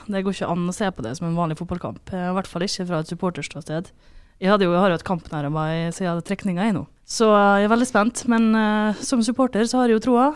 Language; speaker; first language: Norwegian; native; Norwegian